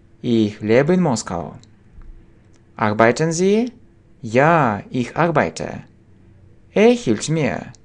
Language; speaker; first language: German; non-native, fluent; Russian